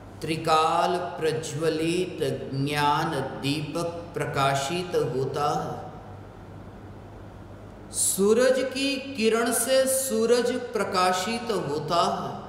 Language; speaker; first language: Hindi; non-native, local second language; Gujarati